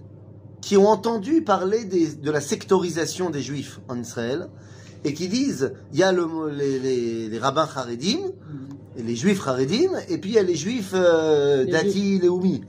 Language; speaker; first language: French; native; French